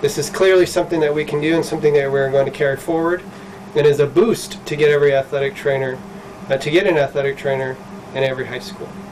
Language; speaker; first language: English; early bilingual, other home language; Spanish